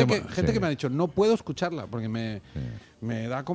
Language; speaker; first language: Spanish; native; Spanish